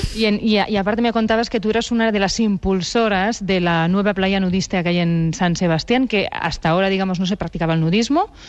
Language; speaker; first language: Spanish; non-native, local second language; Catalan